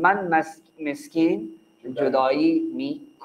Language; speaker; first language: Persian; non-native, fluent; Urdu